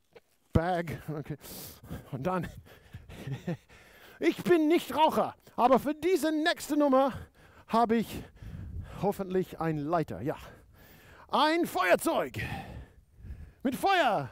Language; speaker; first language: German; non-native, fluent; English